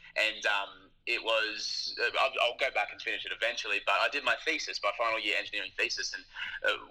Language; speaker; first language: English; native; English